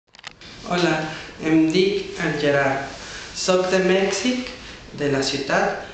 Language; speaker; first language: Catalan; non-native, learner; Spanish